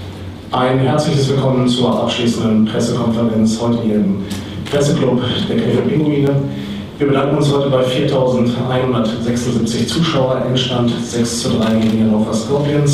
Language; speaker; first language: German; native; German